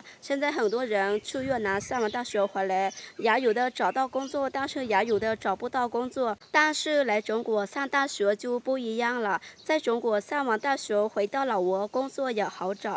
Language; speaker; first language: Chinese; non-native, fluent; Lao